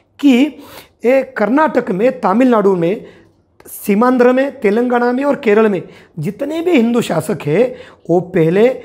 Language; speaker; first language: Hindi; non-native, local second language; Marathi